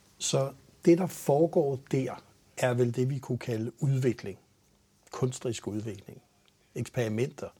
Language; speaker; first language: Danish; native; Danish